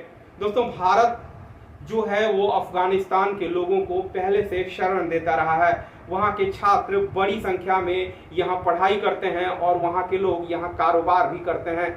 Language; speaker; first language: Hindi; native; Hindi